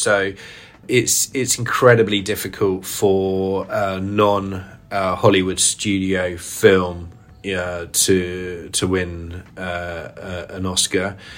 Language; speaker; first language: English; native; English